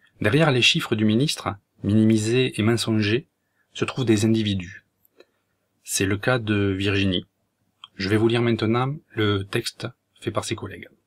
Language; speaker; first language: French; native; French